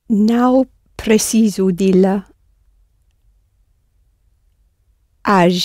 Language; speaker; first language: Portuguese; non-native, learner; English